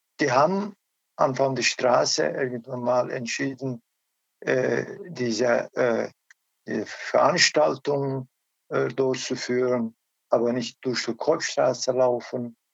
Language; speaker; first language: German; non-native, learner; Turkish